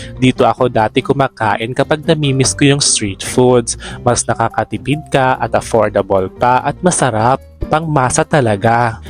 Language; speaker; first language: Filipino; native; Filipino